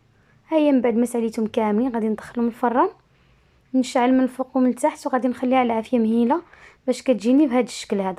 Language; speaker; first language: Arabic; native; Arabic